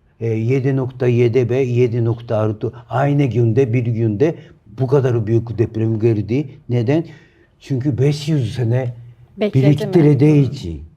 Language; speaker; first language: Turkish; non-native, fluent; Japanese